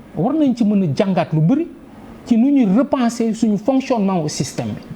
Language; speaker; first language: Wolof; non-native, local second language; Fula